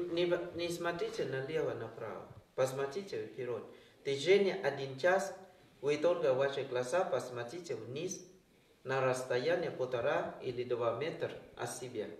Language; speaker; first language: Russian; non-native, learner; Thai